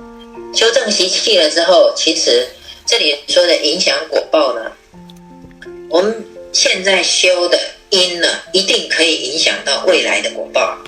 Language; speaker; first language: Chinese; native; Chinese